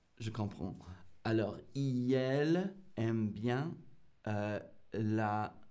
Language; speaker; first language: French; non-native, learner; English